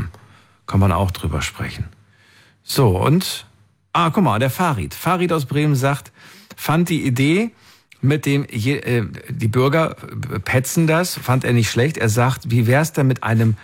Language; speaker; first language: German; native; German